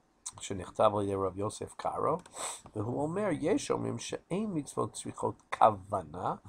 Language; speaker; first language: Hebrew; non-native, fluent; English